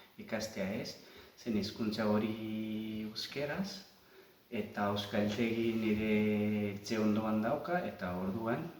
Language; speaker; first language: Basque; non-native, learner; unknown